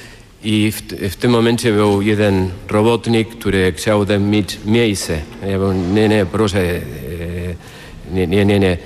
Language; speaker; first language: Polish; non-native, fluent; Spanish